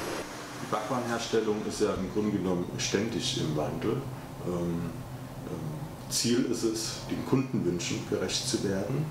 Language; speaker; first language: German; native; German